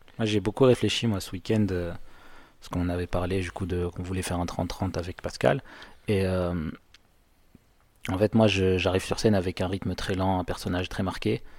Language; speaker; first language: French; non-native, local second language; Arabic